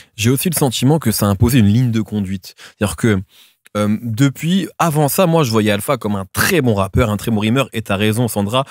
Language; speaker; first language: French; native; French